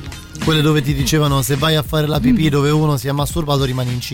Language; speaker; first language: Italian; native; Italian